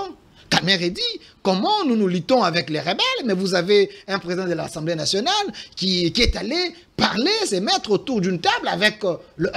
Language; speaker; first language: French; non-native, local second language; Lingala